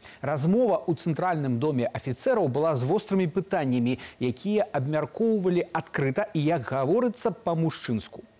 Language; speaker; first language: Belarusian; native; Belarusian